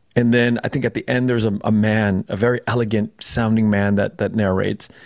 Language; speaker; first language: English; native; English